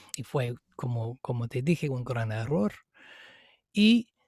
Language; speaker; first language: Spanish; non-native, fluent; English